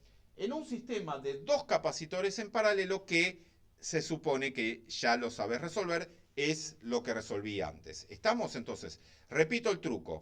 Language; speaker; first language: Spanish; native; Spanish